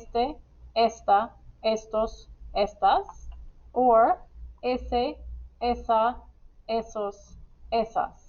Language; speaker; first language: Spanish; non-native, fluent; English